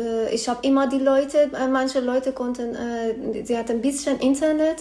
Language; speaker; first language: German; non-native, learner; Persian